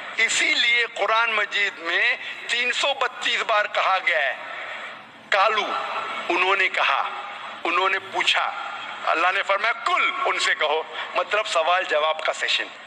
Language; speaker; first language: Hindi; non-native, local second language; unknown